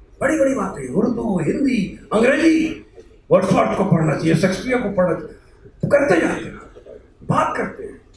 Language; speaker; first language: Hindi; native; Hindi